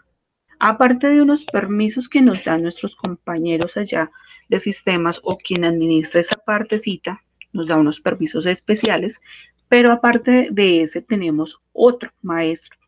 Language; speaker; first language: Spanish; native; Spanish